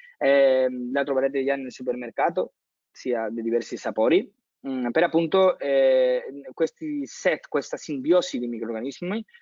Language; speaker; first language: Italian; non-native, fluent; Spanish